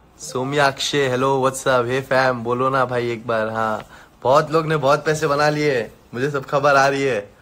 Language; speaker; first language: Hindi; native; Hindi